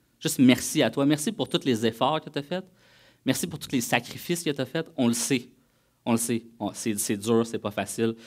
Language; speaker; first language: French; native; French